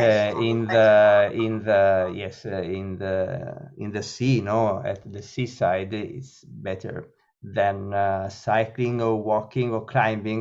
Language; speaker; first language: English; non-native, learner; Italian